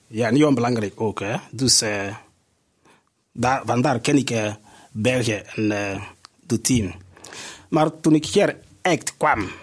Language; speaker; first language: Dutch; non-native, fluent; Igbo